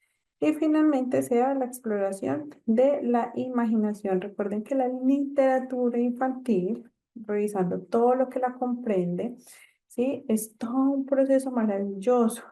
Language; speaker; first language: Spanish; native; Spanish